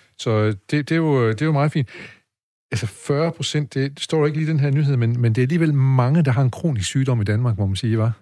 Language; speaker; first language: Danish; native; Danish